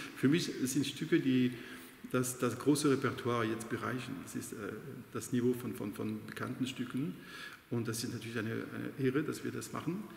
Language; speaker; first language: German; non-native, fluent; French